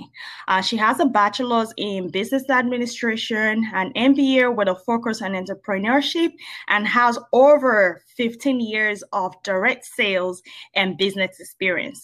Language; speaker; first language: English; non-native, local second language; Yoruba